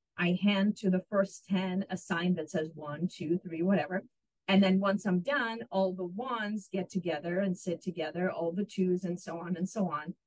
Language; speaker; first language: English; non-native, fluent; Russian